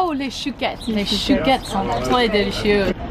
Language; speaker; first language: French; non-native, learner; English